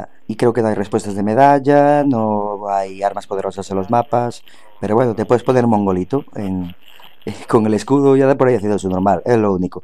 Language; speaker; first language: Spanish; native; Spanish